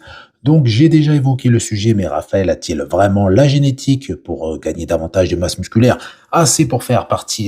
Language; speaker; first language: French; native; French